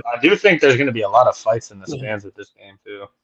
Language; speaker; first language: English; native; English